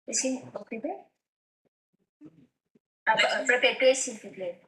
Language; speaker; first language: French; non-native, learner; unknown